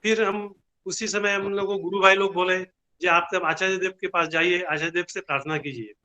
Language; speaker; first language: Hindi; non-native, local second language; Bangla